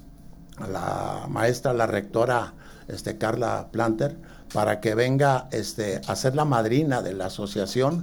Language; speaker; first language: Spanish; native; Spanish